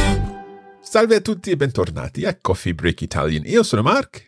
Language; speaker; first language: Italian; non-native, fluent; English